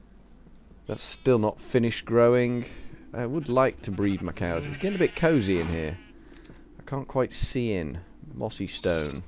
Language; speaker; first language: English; native; English